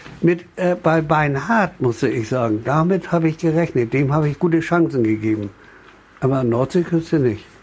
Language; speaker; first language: German; native; German